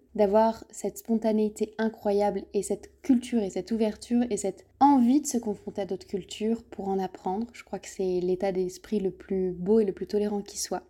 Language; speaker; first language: French; native; French